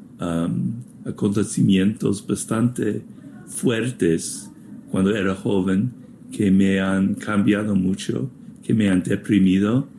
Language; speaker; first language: Spanish; non-native, fluent; English